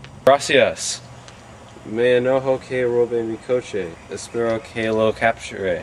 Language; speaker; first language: Spanish; non-native, learner; English